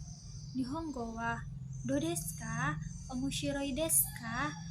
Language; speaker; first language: Japanese; non-native, learner; Indonesian